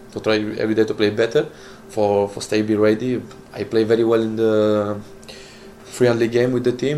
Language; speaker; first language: English; non-native, learner; Italian